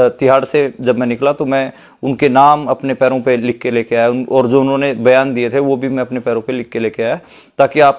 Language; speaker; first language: Hindi; native; Hindi